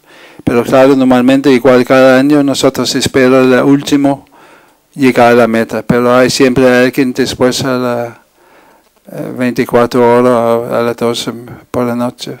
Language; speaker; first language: Spanish; non-native, fluent; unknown